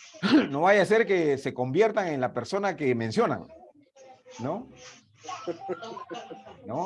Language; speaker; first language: Spanish; native; Spanish